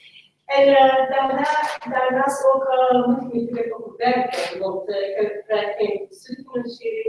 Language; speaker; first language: Dutch; non-native, local second language; Persian